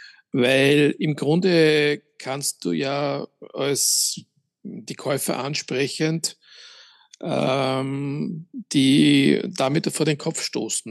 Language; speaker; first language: German; native; German